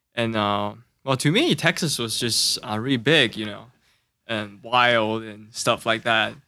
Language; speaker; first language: English; non-native, learner; Chinese